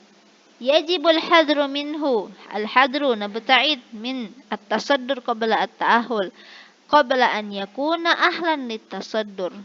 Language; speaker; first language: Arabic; non-native, fluent; Indonesian